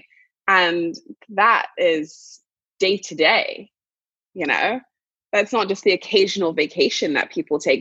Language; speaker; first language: English; native; English